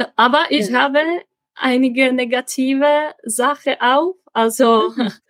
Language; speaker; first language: German; non-native, fluent; Czech